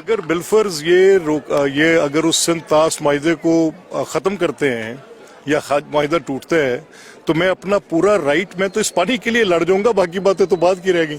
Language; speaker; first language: Urdu; non-native, local second language; Punjabi